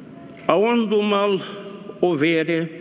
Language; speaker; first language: Russian; non-native, local second language; Romanian